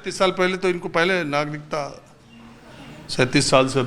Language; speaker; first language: Hindi; native; Hindi